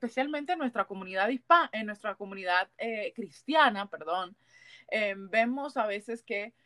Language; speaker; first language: Spanish; early bilingual, heritage; Spanish